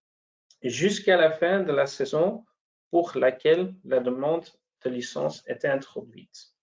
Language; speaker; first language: French; non-native, local second language; Dutch